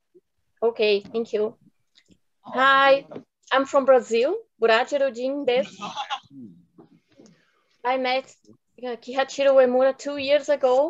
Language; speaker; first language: English; non-native, fluent; Portuguese